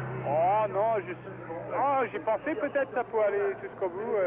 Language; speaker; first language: French; non-native, learner; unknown